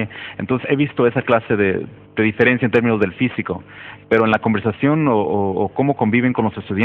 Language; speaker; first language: Spanish; early bilingual, heritage; Spanish